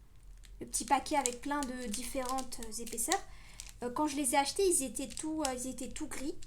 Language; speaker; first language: French; native; French